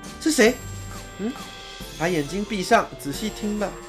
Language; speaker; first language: Chinese; native; Chinese